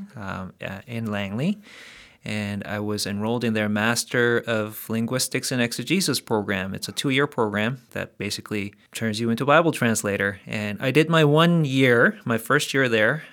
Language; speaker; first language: English; early bilingual, other home language; Korean